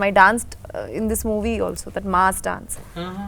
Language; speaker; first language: Telugu; non-native, learner; Bangla